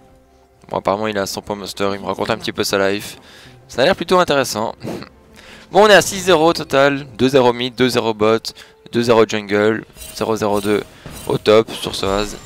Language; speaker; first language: French; native; French